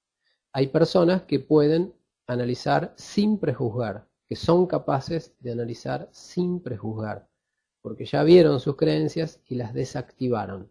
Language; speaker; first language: Spanish; native; Spanish